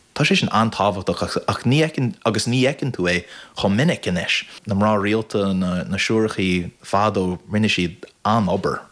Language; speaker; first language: Irish; non-native, fluent; English